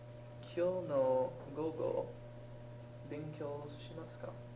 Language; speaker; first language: Japanese; non-native, learner; English